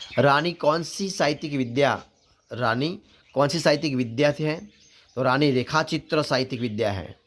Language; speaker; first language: Hindi; non-native, local second language; Gujarati